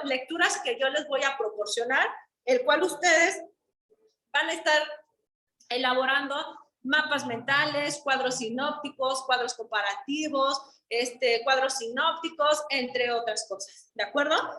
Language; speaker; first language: Spanish; native; Spanish